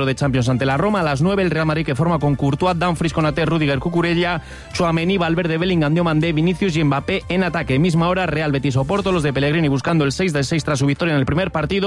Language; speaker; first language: Spanish; native; Spanish